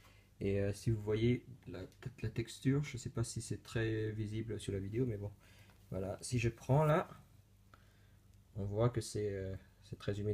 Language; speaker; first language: French; native; French